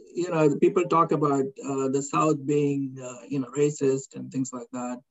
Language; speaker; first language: English; non-native, local second language; Kannada